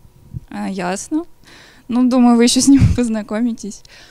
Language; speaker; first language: Russian; native; Russian